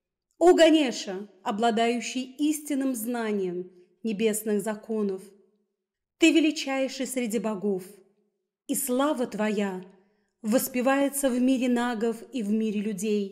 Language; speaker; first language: Russian; native; Russian